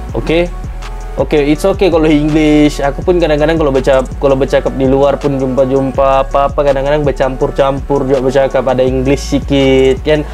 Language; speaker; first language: Malay; native; Malay